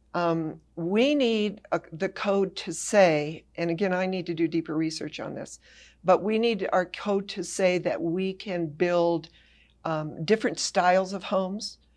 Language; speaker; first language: English; native; English